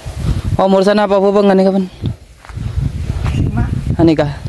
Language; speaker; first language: Indonesian; non-native, local second language; Madurese